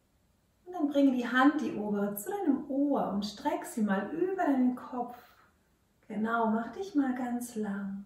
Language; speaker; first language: German; native; German